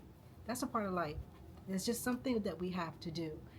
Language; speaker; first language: English; native; English